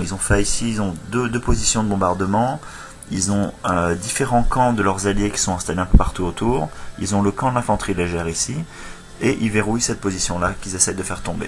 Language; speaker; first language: French; native; French